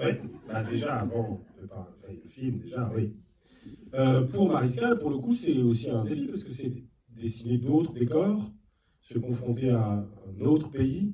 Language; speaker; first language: French; native; French